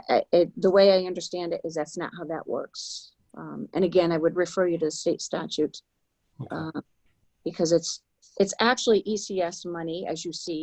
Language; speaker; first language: English; native; English